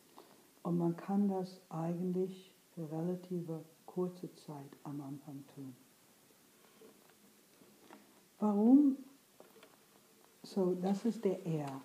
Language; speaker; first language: German; non-native, fluent; English